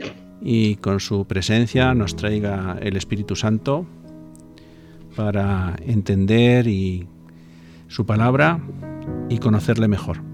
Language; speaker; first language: Spanish; native; Spanish